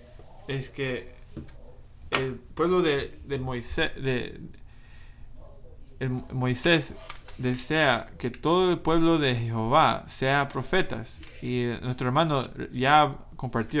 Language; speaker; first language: Spanish; non-native, fluent; English